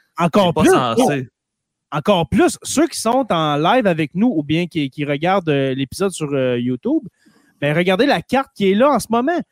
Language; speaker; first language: French; native; French